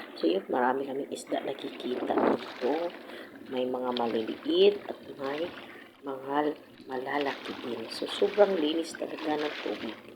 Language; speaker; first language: Filipino; non-native, local second language; Cebuano